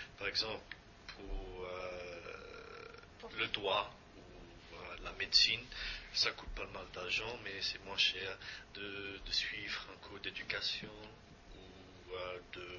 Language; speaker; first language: French; non-native, fluent; English